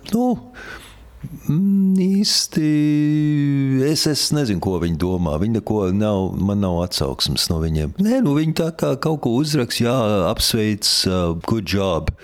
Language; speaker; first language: Latvian; early bilingual, heritage; Latvian